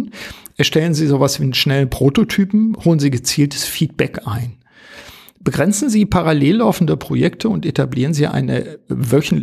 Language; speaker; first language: German; native; German